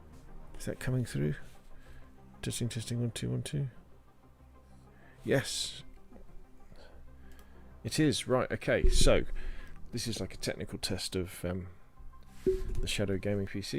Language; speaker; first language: English; native; English